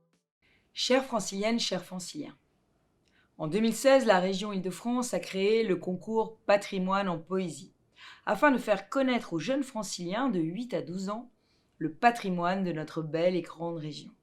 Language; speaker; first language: French; native; French